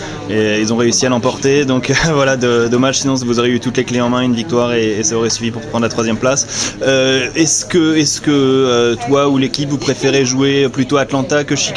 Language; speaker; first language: French; native; French